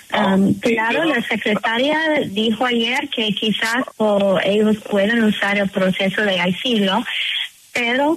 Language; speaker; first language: Spanish; non-native, fluent; English